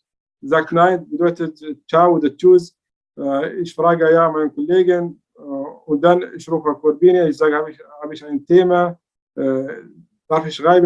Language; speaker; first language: German; non-native, learner; Arabic